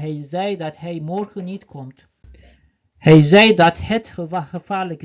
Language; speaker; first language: Dutch; non-native, learner; Turkish